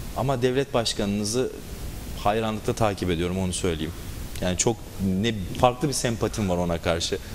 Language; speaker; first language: Turkish; native; Turkish